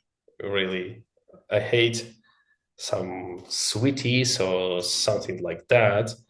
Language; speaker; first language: English; non-native, learner; Russian